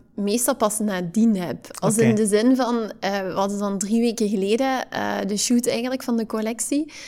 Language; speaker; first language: Dutch; native; Dutch